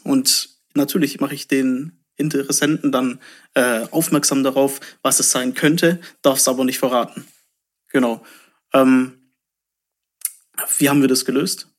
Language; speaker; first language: German; native; German